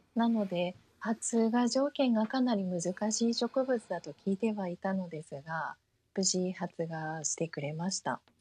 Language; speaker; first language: Japanese; early bilingual, heritage; Japanese